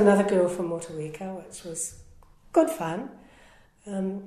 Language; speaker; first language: English; native; English